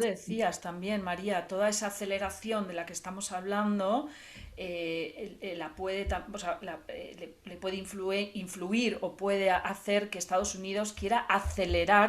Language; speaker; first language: Spanish; native; Spanish